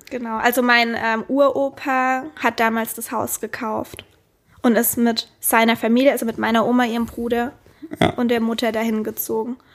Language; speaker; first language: German; native; German